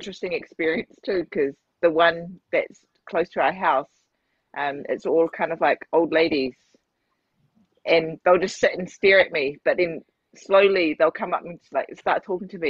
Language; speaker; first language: English; native; English